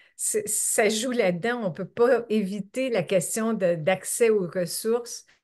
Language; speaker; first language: French; native; French